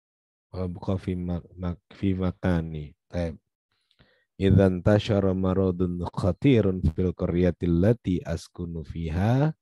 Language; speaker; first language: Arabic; non-native, fluent; Indonesian